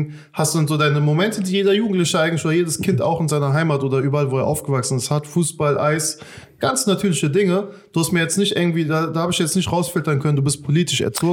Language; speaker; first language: German; native; German